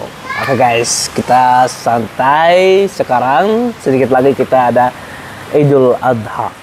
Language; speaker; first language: Indonesian; non-native, learner; Arabic